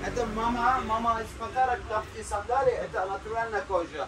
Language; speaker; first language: Russian; non-native, learner; Turkish